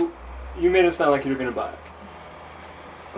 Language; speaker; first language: English; native; English